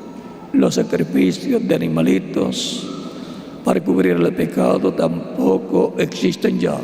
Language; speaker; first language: Spanish; native; Spanish